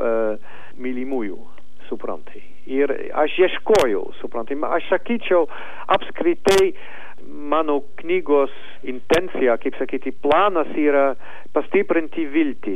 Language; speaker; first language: Lithuanian; non-native, learner; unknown